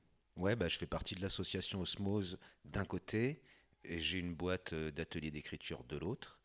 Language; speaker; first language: French; native; French